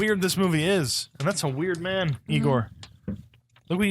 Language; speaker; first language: English; native; English